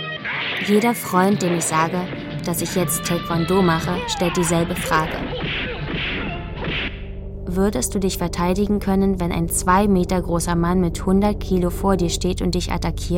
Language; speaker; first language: German; native; German